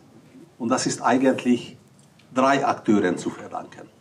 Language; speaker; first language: German; non-native, fluent; Hungarian